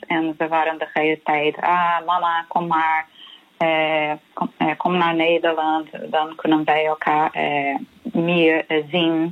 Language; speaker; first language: Dutch; non-native, fluent; Portuguese